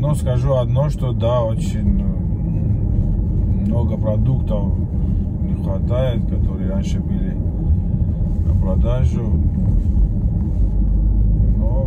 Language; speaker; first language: Russian; non-native, fluent; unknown